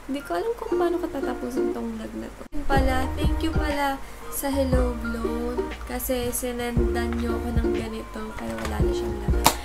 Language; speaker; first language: Filipino; native; Filipino